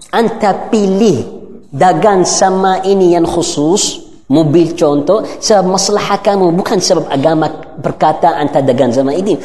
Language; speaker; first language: Malay; non-native, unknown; Arabic